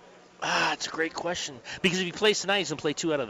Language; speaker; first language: English; native; English